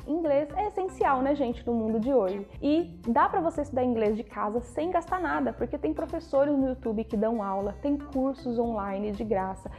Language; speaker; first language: Portuguese; native; Portuguese